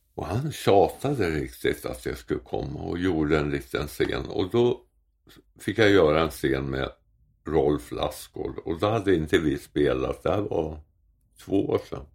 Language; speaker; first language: Swedish; native; Swedish